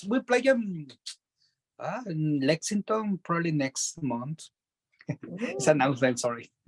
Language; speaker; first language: English; non-native, learner; Spanish